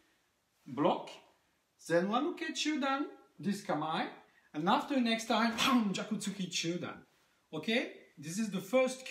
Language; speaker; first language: English; non-native, learner; French